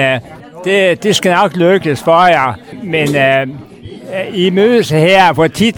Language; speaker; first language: Danish; native; Danish